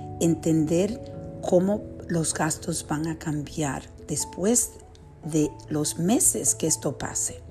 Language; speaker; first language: Spanish; early bilingual, heritage; Spanish